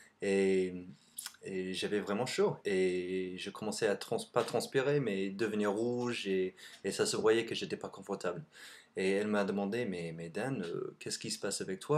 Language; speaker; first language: French; non-native, fluent; English